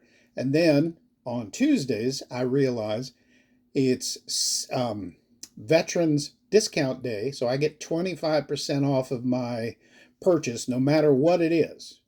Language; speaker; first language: English; native; English